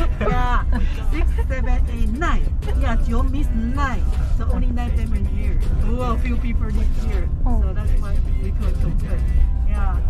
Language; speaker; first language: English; non-native, learner; Korean